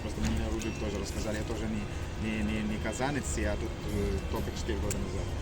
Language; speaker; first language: Russian; non-native, learner; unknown